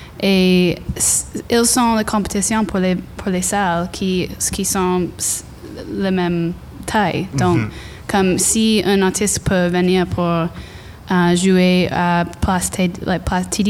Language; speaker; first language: French; non-native, learner; English